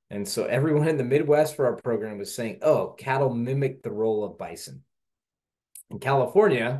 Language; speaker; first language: English; native; English